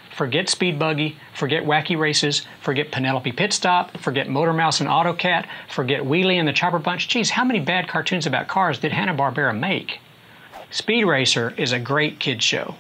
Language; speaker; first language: English; native; English